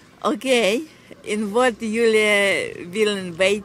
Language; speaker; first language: Dutch; non-native, learner; Russian